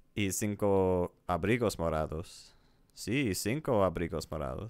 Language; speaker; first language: Spanish; non-native, learner; English